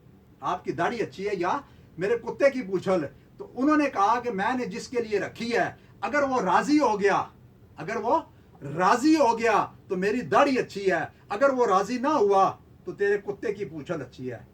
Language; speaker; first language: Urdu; non-native, local second language; Punjabi